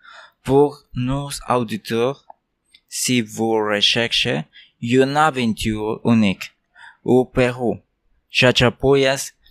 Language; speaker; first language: French; non-native, learner; Spanish